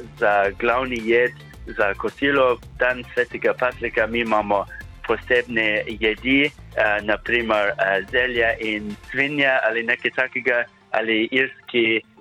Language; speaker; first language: Slovenian; non-native, learner; English